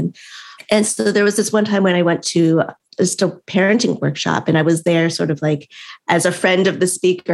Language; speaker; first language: English; native; English